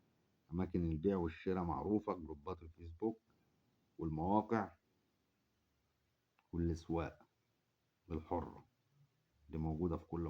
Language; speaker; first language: Arabic; native; Arabic